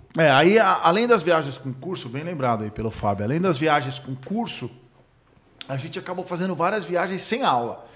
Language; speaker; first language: Portuguese; early bilingual, other home language; Hebrew